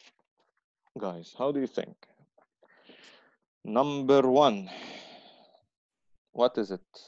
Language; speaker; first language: English; non-native, fluent; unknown